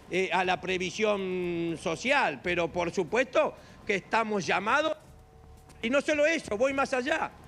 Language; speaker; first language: Spanish; native; Spanish